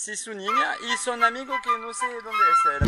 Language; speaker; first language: Spanish; non-native, learner; French